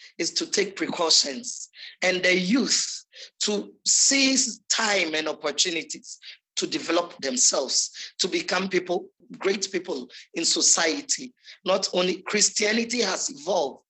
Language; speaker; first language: English; non-native, local second language; Akan